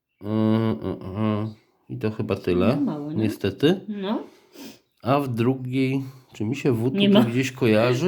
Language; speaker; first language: Polish; native; Polish